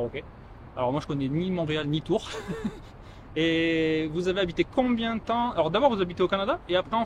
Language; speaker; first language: French; native; French